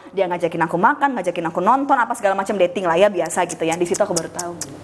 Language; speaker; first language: Indonesian; native; Indonesian